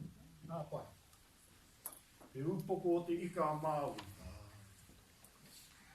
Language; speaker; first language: Māori; non-native, local second language; English